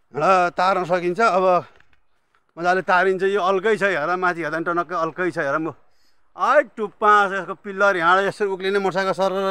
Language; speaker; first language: Nepali; native; Nepali